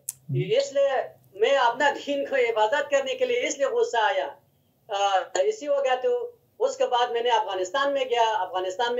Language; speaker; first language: Hindi; non-native, learner; Hazaragi